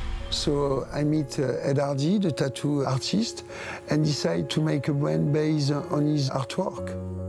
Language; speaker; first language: English; non-native, fluent; French